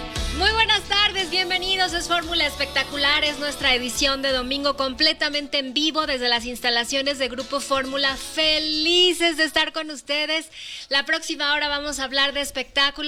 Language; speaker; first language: Spanish; native; Spanish